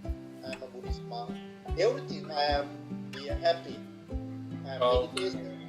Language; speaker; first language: English; non-native, learner; Sinhala